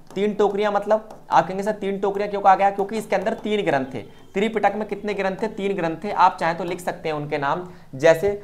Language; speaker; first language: Hindi; native; Hindi